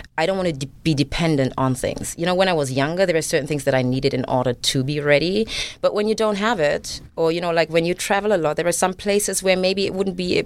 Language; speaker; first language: English; non-native, fluent; German